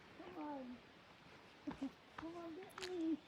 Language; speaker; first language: English; non-native, local second language; Filipino